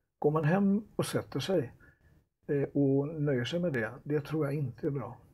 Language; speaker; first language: Swedish; native; Swedish